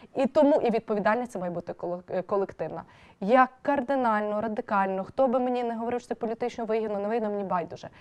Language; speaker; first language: Ukrainian; native; Ukrainian